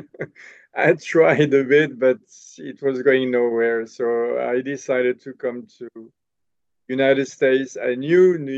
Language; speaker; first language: English; non-native, fluent; French